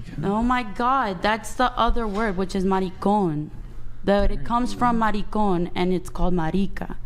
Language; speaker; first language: English; early bilingual, other home language; Portuguese